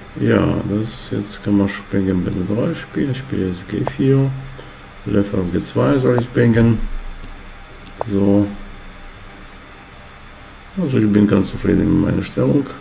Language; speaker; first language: German; non-native, fluent; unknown